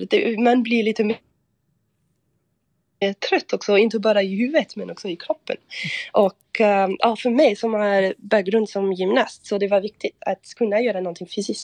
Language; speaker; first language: Swedish; non-native, fluent; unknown